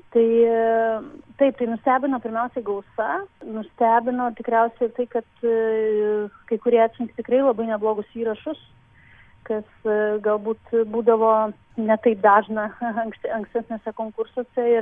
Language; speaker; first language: Lithuanian; native; Lithuanian